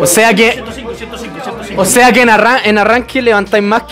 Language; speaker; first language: Spanish; native; Spanish